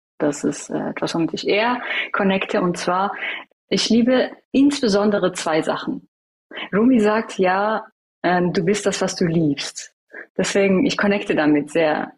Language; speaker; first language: German; early bilingual, other home language; Persian